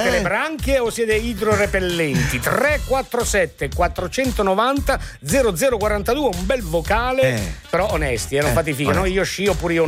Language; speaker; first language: Italian; native; Italian